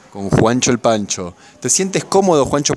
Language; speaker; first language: Spanish; native; Spanish